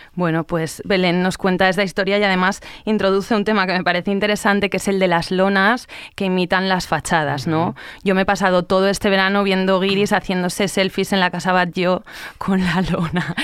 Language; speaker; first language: Spanish; native; Spanish